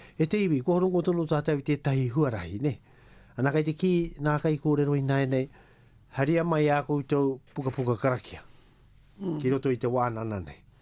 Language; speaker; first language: Māori; native; Māori